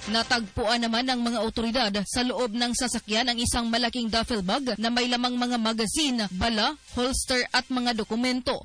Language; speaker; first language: Filipino; non-native, local second language; Cebuano